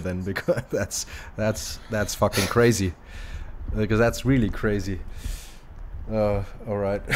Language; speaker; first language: English; non-native, fluent; German